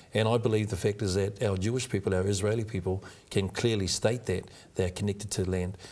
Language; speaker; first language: English; native; English